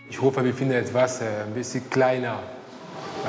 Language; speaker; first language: German; non-native, learner; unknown